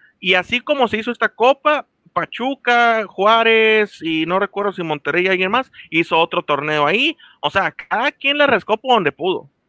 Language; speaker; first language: Spanish; native; Spanish